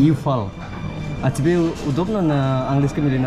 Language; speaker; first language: Russian; non-native, learner; Indonesian